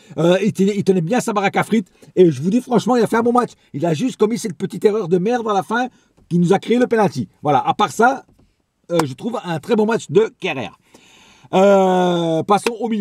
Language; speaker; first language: French; native; French